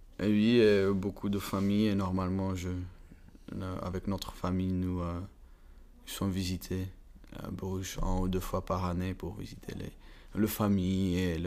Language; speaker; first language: French; non-native, learner; Dutch